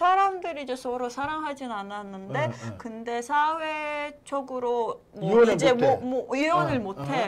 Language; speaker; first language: Korean; non-native, fluent; Russian